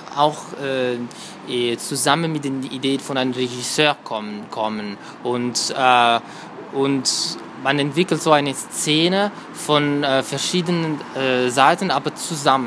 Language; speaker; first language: German; non-native, fluent; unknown